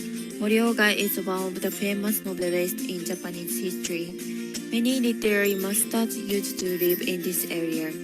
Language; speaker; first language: English; non-native, learner; Japanese